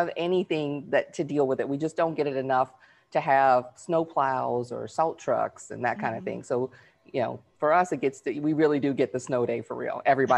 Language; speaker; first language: English; native; English